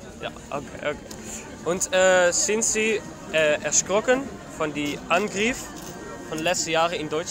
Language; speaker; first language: German; non-native, learner; Dutch